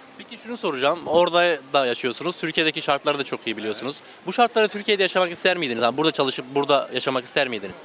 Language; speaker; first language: Turkish; native; Turkish